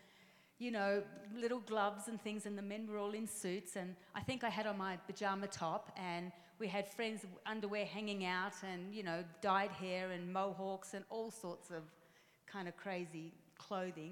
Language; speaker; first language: English; native; English